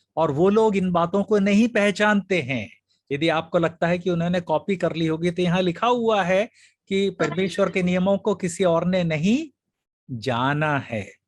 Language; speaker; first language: Hindi; native; Hindi